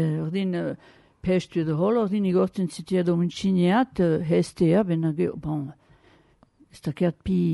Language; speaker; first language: Basque; native; Basque